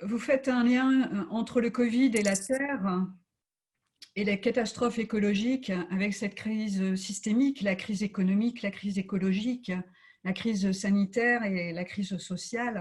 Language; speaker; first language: French; native; French